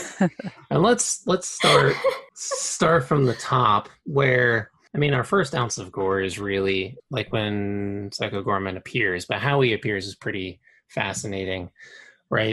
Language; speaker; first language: English; native; English